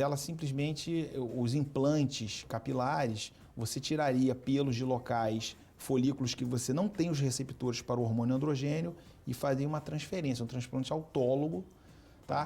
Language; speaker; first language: Portuguese; native; Portuguese